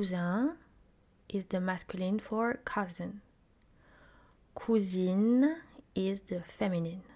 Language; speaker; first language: English; non-native, fluent; French